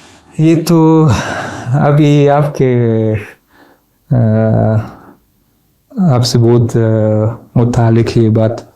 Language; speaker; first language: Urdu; non-native, learner; Pashto